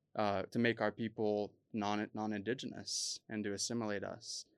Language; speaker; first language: English; native; English